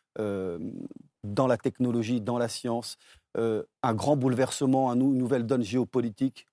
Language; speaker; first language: French; early bilingual, other home language; Portuguese